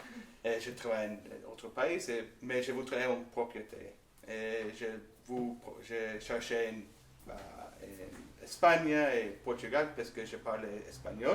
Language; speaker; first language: French; non-native, learner; English